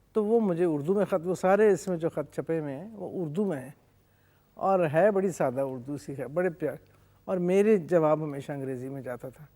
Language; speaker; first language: Urdu; non-native, local second language; English